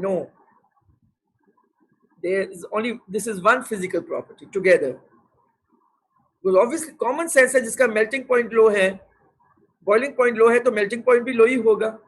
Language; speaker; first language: English; non-native, local second language; Urdu